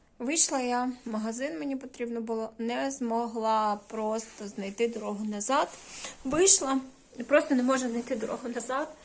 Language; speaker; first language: Ukrainian; non-native, local second language; Russian